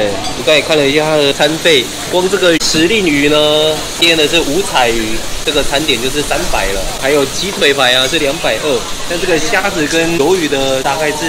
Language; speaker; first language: Chinese; native; Chinese